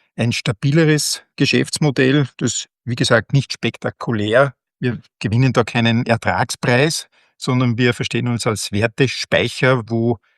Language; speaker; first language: German; native; German